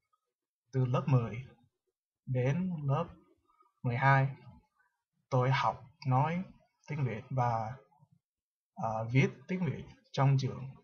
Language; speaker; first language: Vietnamese; early bilingual, heritage; Vietnamese